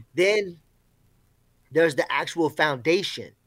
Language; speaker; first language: English; native; English